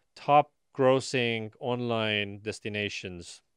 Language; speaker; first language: English; non-native, fluent; Estonian